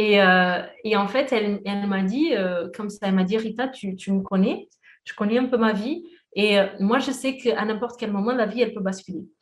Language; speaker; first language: French; non-native, fluent; Portuguese